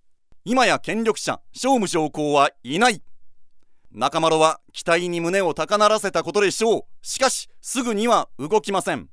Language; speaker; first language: Japanese; native; Japanese